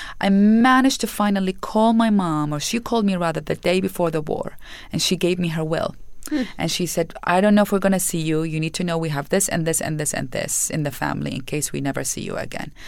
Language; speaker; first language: English; non-native, fluent; Arabic